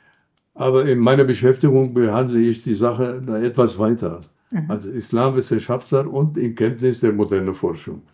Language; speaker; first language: German; non-native, fluent; Arabic